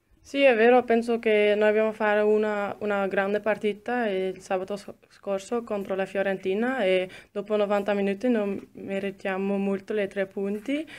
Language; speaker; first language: Italian; non-native, learner; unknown